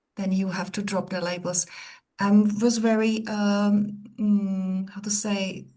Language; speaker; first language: English; non-native, fluent; Czech